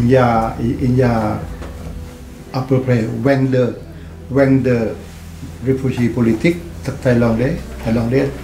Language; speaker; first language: French; non-native, learner; Thai